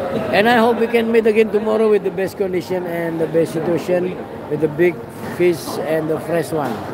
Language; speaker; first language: English; non-native, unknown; Indonesian